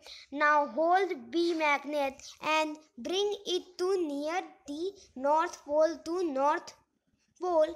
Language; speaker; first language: English; non-native, local second language; Hindi